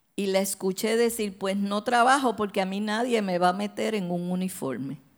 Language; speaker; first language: Spanish; native; Spanish